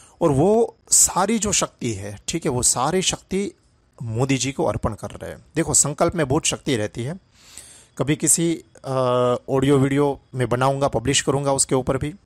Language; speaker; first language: Hindi; non-native, local second language; Gujarati